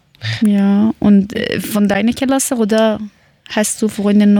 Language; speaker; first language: German; non-native, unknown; Persian